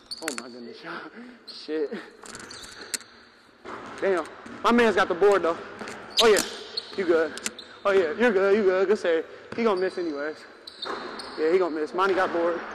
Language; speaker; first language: English; native; English